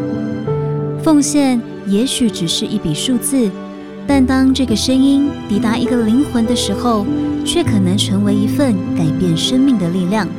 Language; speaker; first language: Chinese; native; Chinese